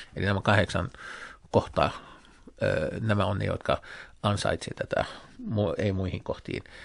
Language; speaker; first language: Finnish; non-native, fluent; Arabic